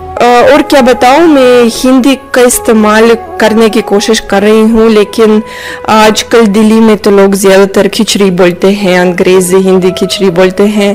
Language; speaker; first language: Hindi; non-native, fluent; Russian